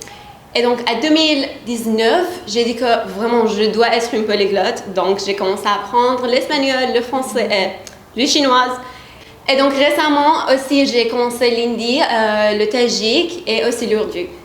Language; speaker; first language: French; non-native, fluent; Persian